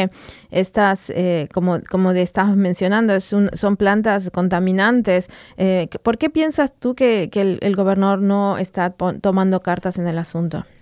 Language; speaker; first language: Spanish; native; Spanish